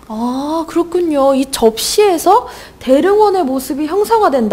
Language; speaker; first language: Korean; native; Korean